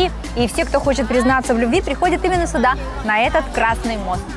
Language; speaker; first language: Russian; native; Russian